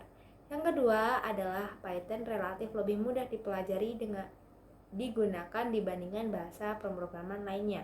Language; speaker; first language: Indonesian; native; Indonesian